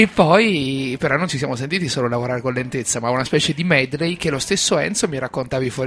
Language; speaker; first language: Italian; native; Italian